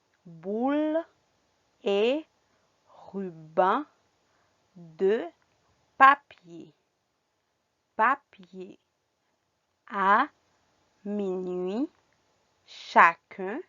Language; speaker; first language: French; non-native, fluent; Spanish